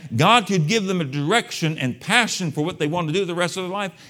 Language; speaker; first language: English; native; English